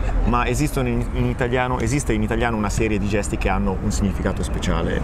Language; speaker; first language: Italian; native; Italian